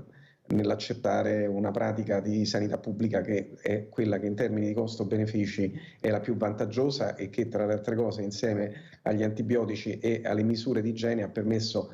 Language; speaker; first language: Italian; native; Italian